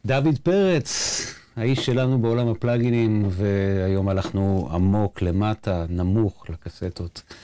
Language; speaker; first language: Hebrew; native; Hebrew